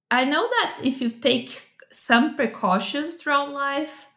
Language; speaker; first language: English; non-native, fluent; Portuguese